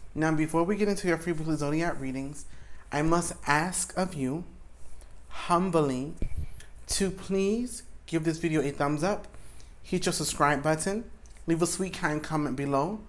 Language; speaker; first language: English; native; English